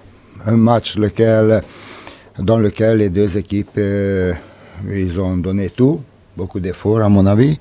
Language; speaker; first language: French; non-native, fluent; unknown